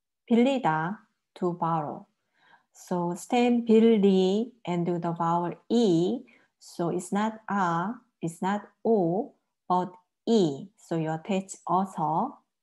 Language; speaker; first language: English; non-native, fluent; Korean